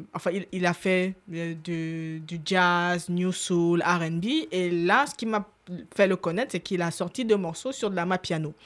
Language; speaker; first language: French; native; French